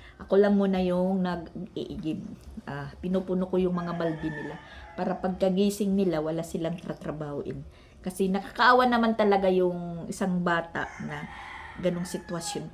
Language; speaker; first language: Filipino; non-native, local second language; Waray